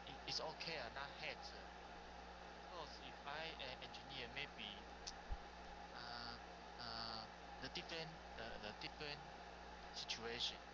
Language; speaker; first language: English; non-native, learner; Chinese